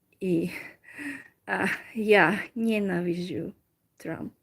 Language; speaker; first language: Russian; non-native, learner; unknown